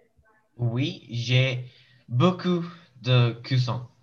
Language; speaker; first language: French; non-native, learner; English